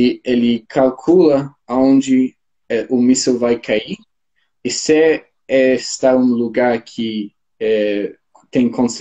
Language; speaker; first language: Portuguese; non-native, fluent; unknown